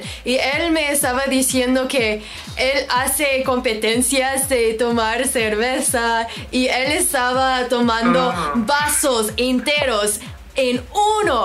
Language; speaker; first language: Spanish; non-native, learner; English